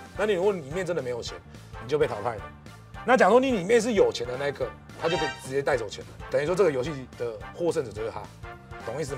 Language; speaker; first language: Chinese; native; Chinese